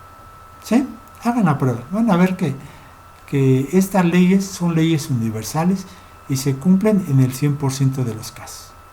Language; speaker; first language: Spanish; native; Spanish